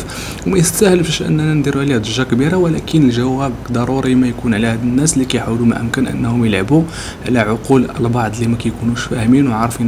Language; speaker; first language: Arabic; native; Arabic